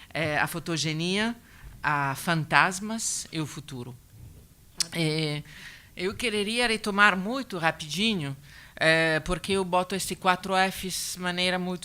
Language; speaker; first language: Portuguese; non-native, learner; Italian